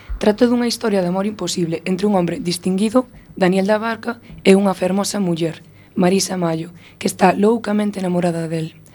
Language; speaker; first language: Galician; non-native, local second language; Spanish